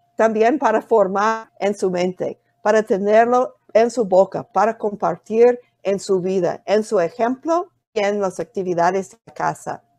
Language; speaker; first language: Spanish; non-native, fluent; English